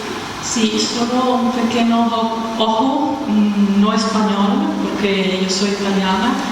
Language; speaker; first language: Spanish; non-native, fluent; Italian